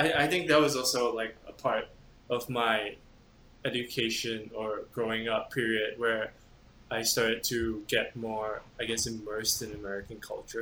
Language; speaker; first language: English; native; English